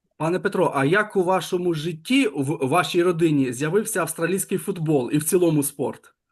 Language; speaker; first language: Ukrainian; native; Ukrainian